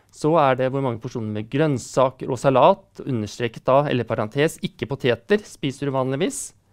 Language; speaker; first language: Norwegian; native; Norwegian